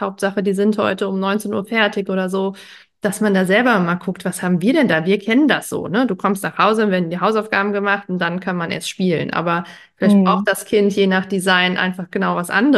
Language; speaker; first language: German; native; German